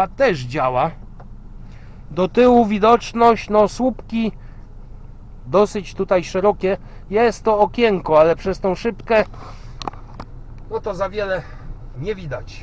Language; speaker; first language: Polish; native; Polish